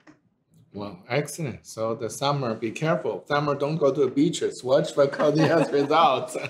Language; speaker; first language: English; non-native, fluent; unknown